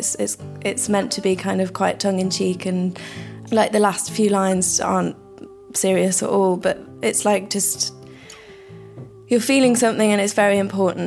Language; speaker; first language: English; native; English